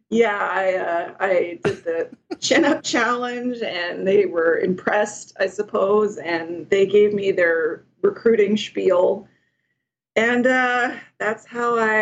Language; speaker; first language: English; native; English